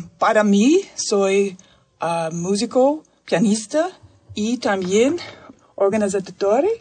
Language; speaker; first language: Spanish; non-native, learner; English